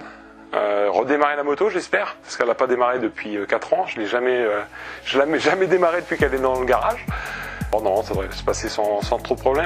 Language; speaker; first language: French; native; French